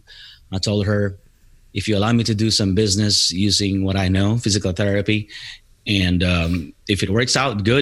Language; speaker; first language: English; non-native, local second language; Filipino